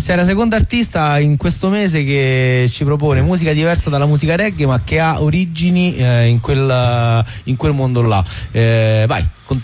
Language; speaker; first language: Italian; native; Italian